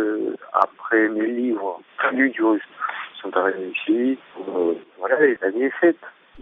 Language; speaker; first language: French; non-native, fluent; Russian